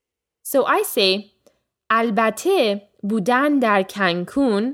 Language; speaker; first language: Persian; early bilingual, heritage; Persian